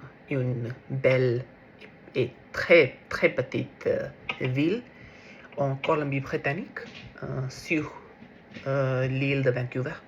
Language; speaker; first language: French; non-native, learner; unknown